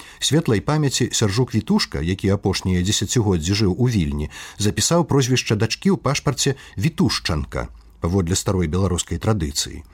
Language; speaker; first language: Belarusian; native; Belarusian